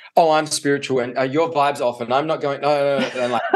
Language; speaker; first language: English; native; English